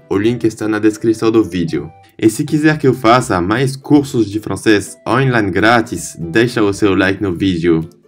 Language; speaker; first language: Portuguese; non-native, fluent; French